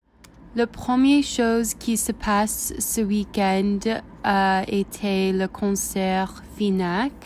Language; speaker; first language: French; non-native, learner; English